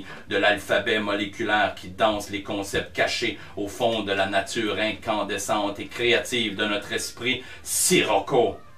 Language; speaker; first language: French; native; French